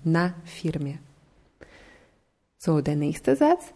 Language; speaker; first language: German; non-native, fluent; Russian